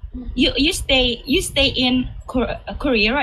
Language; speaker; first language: English; non-native, learner; Indonesian